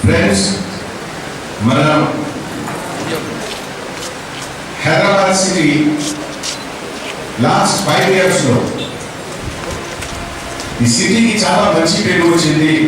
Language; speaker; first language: Telugu; non-native, fluent; Hindi